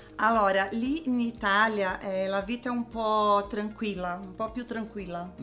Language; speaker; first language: Italian; non-native, learner; Portuguese